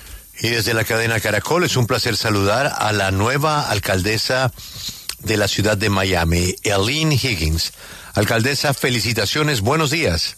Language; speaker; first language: Spanish; native; Spanish